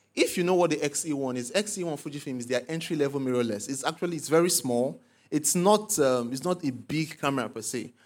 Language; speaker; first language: English; non-native, local second language; Igbo